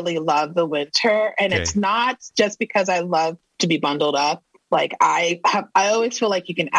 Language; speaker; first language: English; native; English